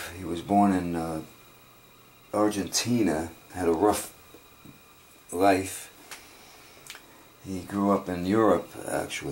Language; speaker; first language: English; native; English